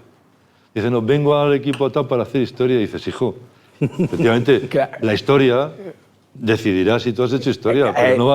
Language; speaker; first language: Spanish; native; Spanish